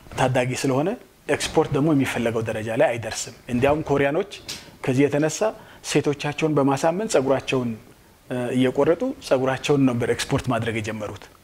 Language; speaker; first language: Amharic; non-native, local second language; Wolaytta